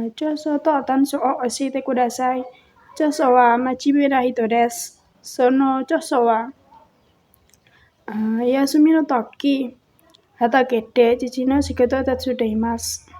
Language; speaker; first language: Japanese; non-native, learner; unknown